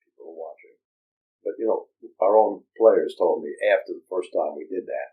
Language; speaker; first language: English; native; English